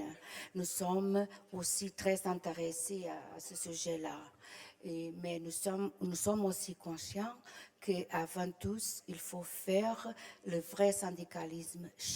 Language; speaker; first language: French; non-native, fluent; Portuguese